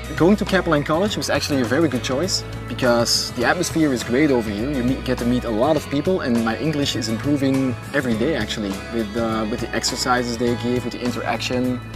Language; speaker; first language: English; non-native, fluent; Dutch